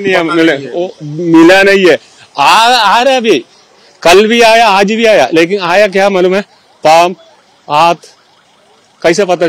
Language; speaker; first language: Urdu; non-native, local second language; Malayalam